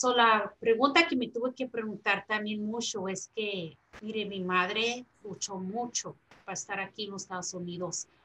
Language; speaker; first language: Spanish; early bilingual, heritage; Spanish